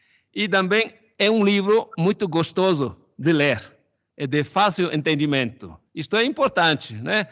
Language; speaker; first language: Portuguese; non-native, fluent; Chinese